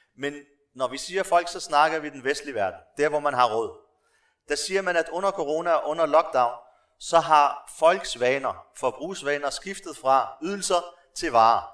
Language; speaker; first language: Danish; non-native, local second language; Arabic